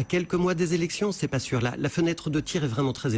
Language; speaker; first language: French; native; French